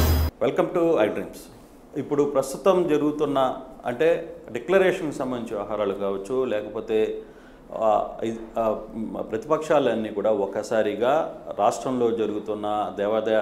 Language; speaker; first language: Telugu; native; Telugu